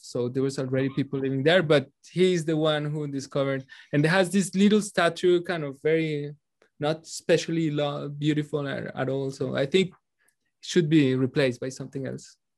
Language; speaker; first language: English; non-native, fluent; Spanish